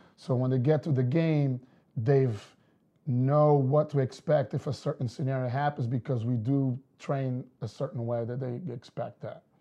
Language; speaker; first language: English; non-native, fluent; Portuguese